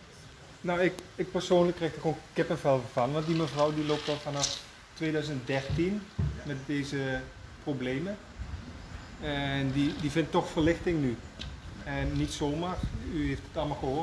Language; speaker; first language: Dutch; native; Dutch